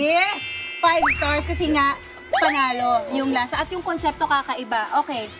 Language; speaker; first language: Filipino; native; Filipino